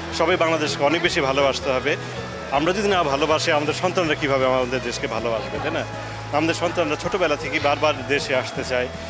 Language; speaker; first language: Bangla; native; Bangla